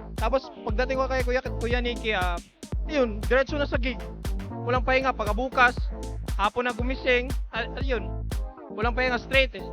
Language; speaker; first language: Filipino; non-native, local second language; Cebuano